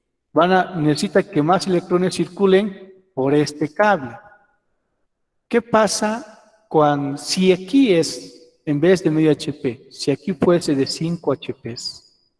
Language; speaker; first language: Spanish; native; Spanish